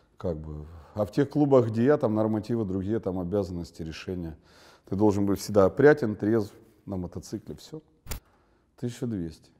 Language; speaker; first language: Russian; native; Russian